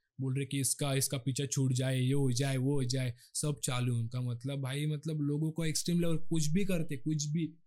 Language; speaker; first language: Hindi; non-native, local second language; Marathi